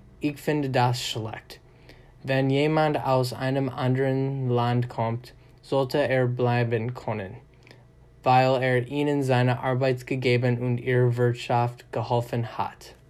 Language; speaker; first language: German; non-native, learner; English